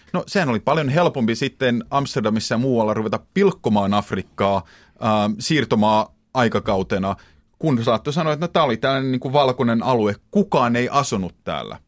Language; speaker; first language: Finnish; early bilingual, heritage; Finnish